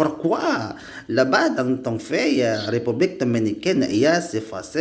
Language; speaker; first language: French; non-native, learner; Indonesian